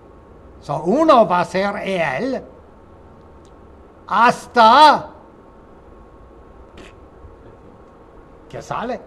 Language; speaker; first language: Spanish; non-native, fluent; English